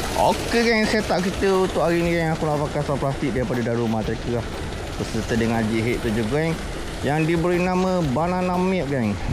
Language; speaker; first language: Malay; native; Malay